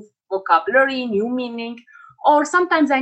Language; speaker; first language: English; non-native, fluent; Arabic